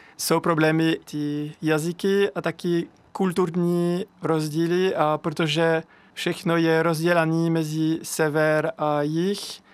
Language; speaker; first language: Czech; non-native, fluent; French